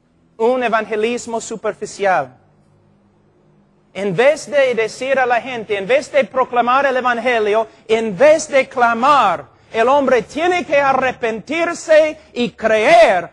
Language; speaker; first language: Spanish; non-native, fluent; English